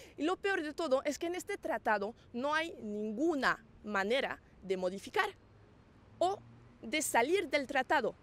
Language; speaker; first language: Spanish; non-native, fluent; French